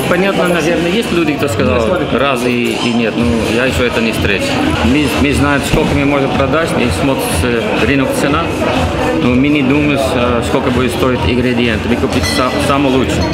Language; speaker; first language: Russian; non-native, learner; Dutch